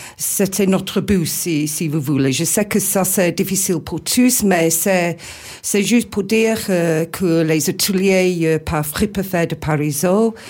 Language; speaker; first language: French; non-native, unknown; English